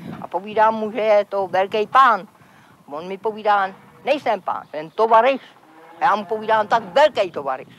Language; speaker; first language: Czech; native; Czech